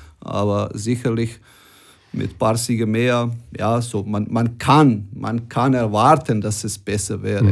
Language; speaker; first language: German; non-native, fluent; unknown